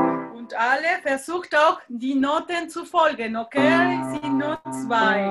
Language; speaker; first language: German; non-native, fluent; Spanish